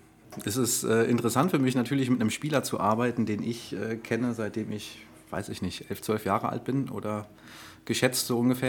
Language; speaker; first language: German; native; German